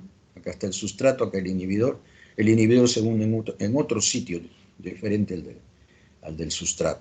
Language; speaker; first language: Spanish; native; Spanish